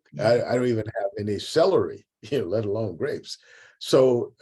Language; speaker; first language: English; native; English